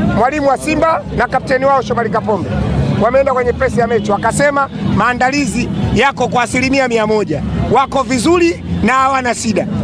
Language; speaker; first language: Swahili; native; Swahili